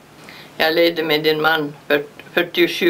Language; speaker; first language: Swedish; early bilingual, heritage; Swedish